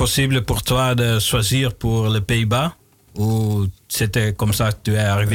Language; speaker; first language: French; non-native, learner; Dutch